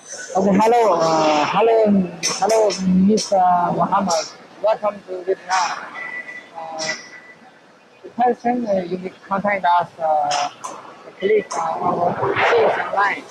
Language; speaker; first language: English; non-native, learner; Chinese